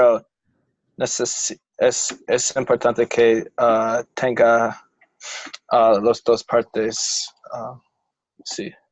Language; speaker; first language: Spanish; non-native, learner; English